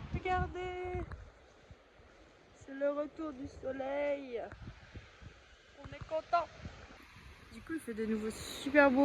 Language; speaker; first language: French; native; French